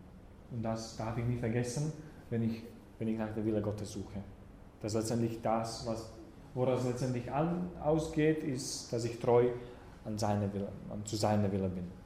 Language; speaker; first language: German; non-native, fluent; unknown